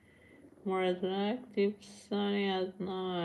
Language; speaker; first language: English; non-native, learner; Persian